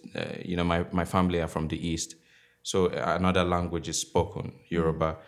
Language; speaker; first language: English; non-native, local second language; Igbo